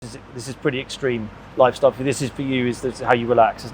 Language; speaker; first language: English; native; English